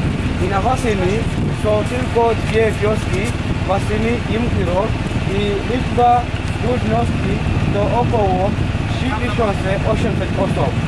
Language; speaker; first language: Polish; non-native, learner; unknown